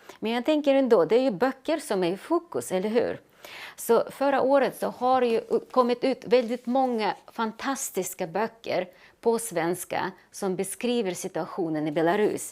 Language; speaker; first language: Swedish; non-native, fluent; Russian